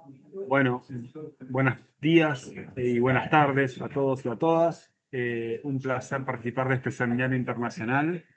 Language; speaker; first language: Spanish; native; Spanish